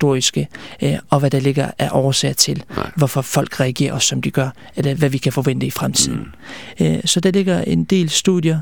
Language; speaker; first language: Danish; early bilingual, other home language; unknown